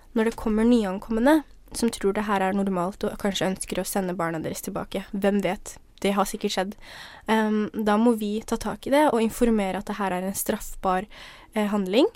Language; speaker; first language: Norwegian; early bilingual, other home language; Somali